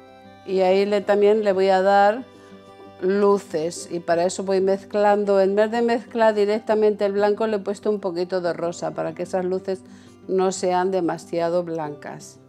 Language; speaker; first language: Spanish; native; Spanish